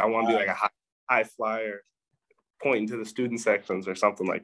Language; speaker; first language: English; native; English